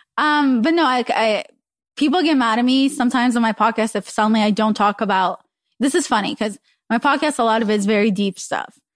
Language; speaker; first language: English; early bilingual, other home language; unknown